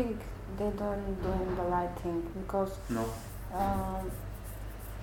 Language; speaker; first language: English; non-native, learner; Bulgarian